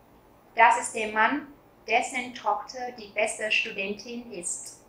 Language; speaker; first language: German; non-native, fluent; Vietnamese